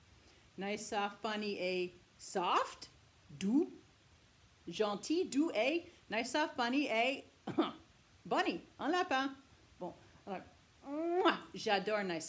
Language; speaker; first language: French; non-native, fluent; English